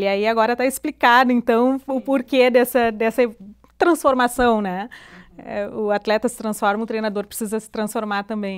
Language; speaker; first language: Portuguese; native; Portuguese